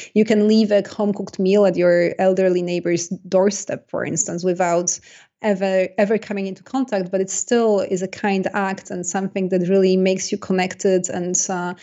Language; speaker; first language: English; non-native, fluent; Polish